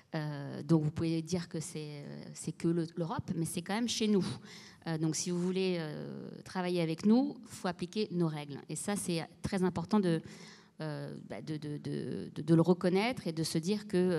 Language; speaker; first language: French; native; French